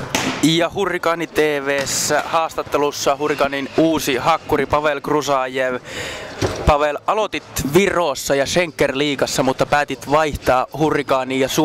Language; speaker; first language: Finnish; native; Finnish